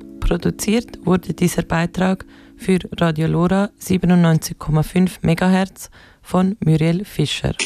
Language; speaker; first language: German; native; German